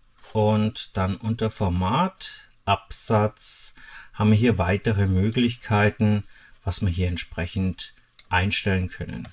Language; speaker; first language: German; native; German